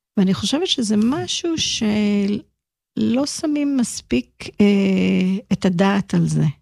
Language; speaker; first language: Hebrew; early bilingual, other home language; English